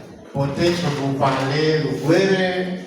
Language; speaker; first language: French; non-native, fluent; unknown